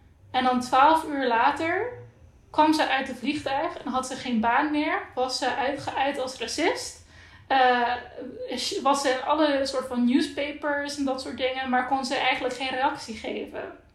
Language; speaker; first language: Dutch; non-native, local second language; Papiamento